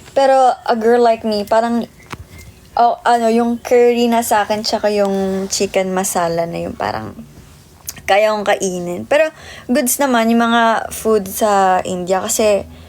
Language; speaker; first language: Filipino; native; Filipino